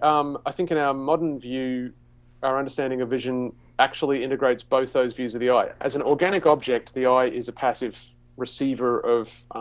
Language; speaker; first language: English; native; English